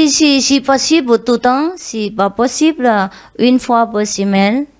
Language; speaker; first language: French; non-native, learner; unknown